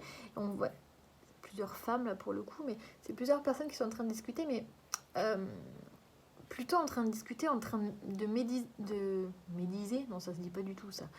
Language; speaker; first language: French; native; French